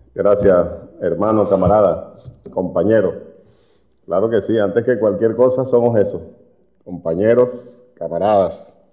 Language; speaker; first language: Spanish; native; Spanish